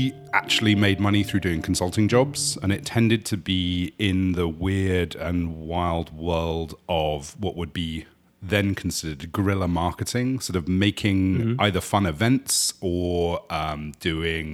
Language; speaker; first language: English; native; English